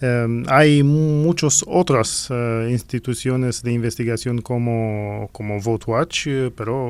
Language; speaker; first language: Spanish; non-native, fluent; Romanian